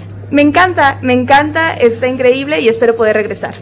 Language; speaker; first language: Spanish; native; Spanish